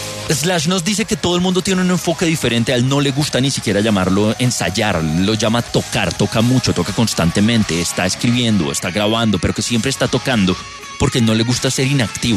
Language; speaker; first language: Spanish; native; Spanish